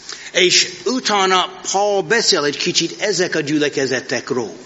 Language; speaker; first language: Hungarian; non-native, fluent; English